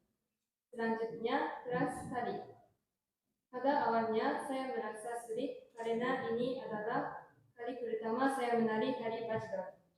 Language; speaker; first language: Indonesian; non-native, learner; Japanese